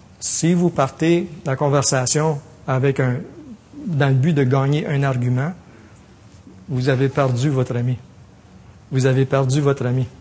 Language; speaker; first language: French; native; French